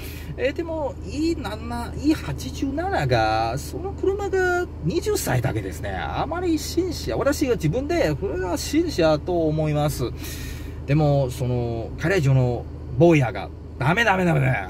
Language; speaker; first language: Japanese; non-native, learner; Chinese